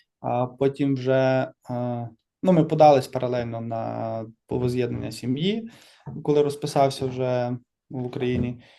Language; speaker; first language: Ukrainian; native; Ukrainian